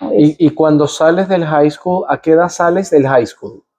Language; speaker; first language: Spanish; native; Spanish